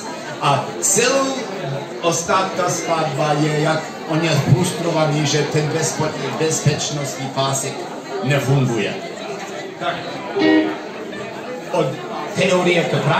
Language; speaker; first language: Czech; non-native, learner; English